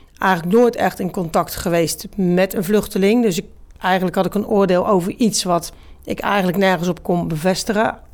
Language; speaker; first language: Dutch; native; Dutch